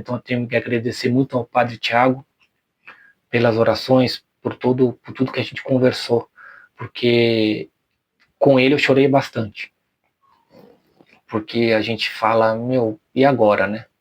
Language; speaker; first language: Portuguese; native; Portuguese